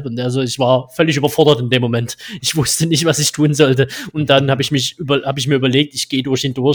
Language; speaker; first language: German; native; German